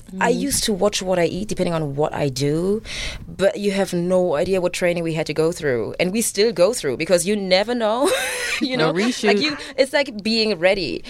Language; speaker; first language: English; non-native, fluent; German